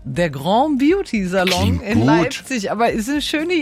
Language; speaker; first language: German; native; German